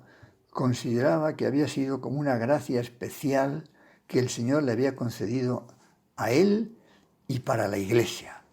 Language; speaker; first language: Spanish; native; Spanish